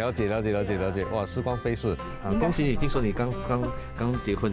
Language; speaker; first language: Chinese; native; Chinese